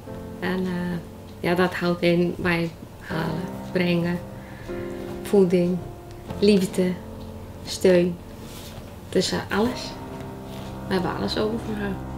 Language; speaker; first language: Dutch; non-native, fluent; Icelandic